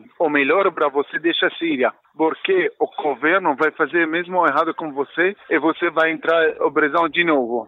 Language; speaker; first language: Portuguese; non-native, learner; Arabic